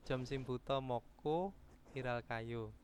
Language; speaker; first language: Korean; non-native, fluent; Indonesian